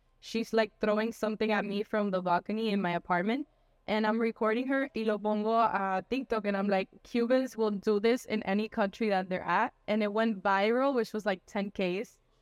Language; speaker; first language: English; early bilingual, other home language; Spanish